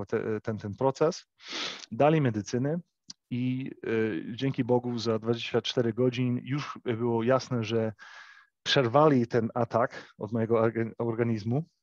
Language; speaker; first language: Polish; early bilingual, heritage; English